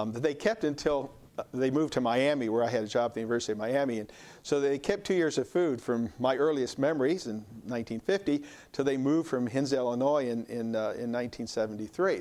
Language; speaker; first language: English; native; English